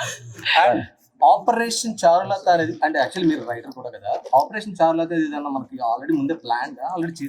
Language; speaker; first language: Telugu; native; Telugu